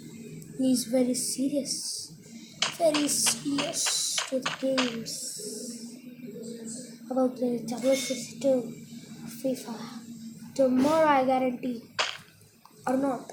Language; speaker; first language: English; non-native, learner; Hindi